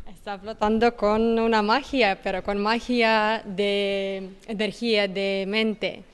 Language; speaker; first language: Spanish; non-native, fluent; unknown